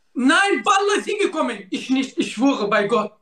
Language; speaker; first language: German; non-native, learner; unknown